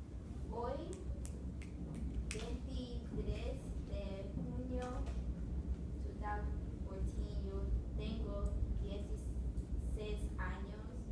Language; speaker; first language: Spanish; non-native, learner; English